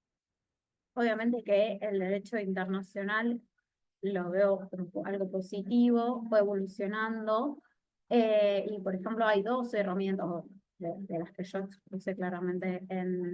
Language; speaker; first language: Spanish; native; Spanish